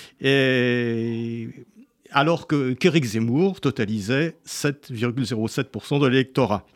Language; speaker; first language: French; native; French